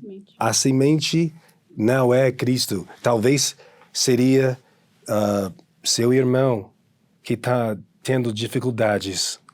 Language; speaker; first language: Portuguese; non-native, fluent; English